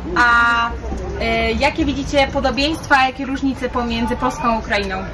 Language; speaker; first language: Polish; native; Polish